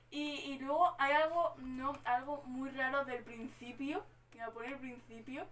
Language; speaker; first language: Spanish; native; Spanish